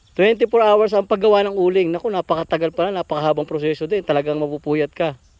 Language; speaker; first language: Filipino; native; Filipino